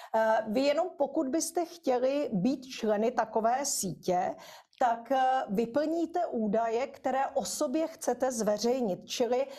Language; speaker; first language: Czech; native; Czech